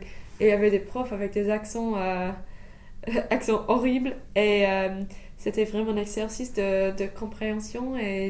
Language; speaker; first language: French; non-native, fluent; English